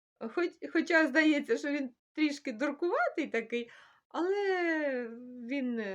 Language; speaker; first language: Ukrainian; non-native, local second language; Russian